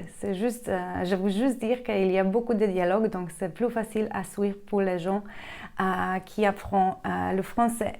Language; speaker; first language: French; non-native, fluent; Polish